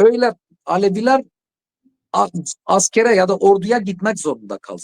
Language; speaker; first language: Turkish; non-native, fluent; Arabic